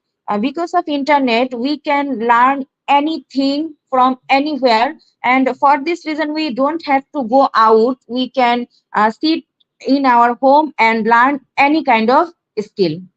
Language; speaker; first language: English; non-native, learner; Bangla